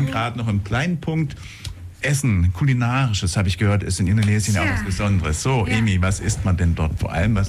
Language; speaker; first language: German; native; German